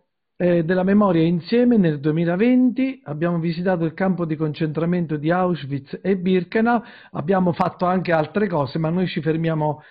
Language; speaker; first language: Italian; native; Italian